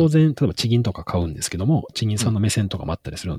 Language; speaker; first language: Japanese; native; Japanese